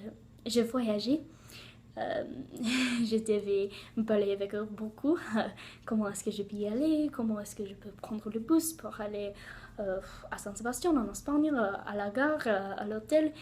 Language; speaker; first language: French; non-native, learner; English